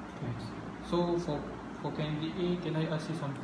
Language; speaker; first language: English; non-native, learner; Malay